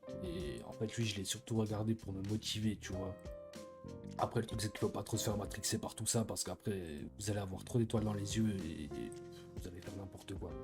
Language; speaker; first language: French; native; French